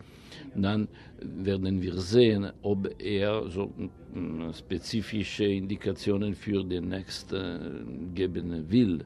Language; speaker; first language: German; non-native, fluent; Italian